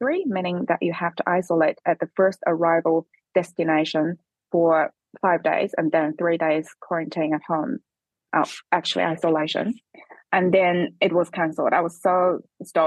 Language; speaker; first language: English; non-native, fluent; Chinese